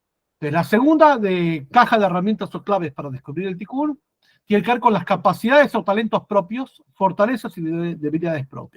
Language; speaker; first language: Spanish; native; Spanish